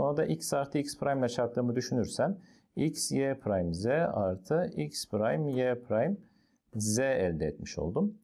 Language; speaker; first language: Turkish; native; Turkish